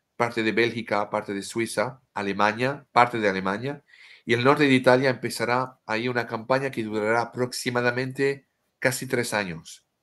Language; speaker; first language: Spanish; non-native, fluent; French